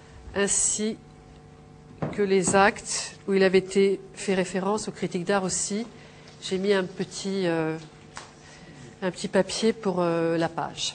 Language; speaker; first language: French; native; French